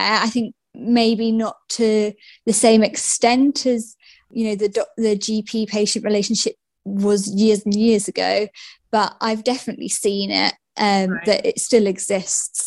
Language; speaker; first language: English; native; English